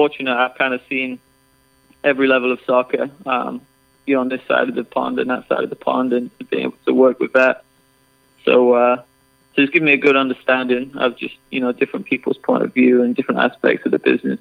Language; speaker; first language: English; native; English